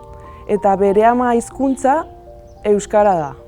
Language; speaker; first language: Basque; non-native, local second language; Spanish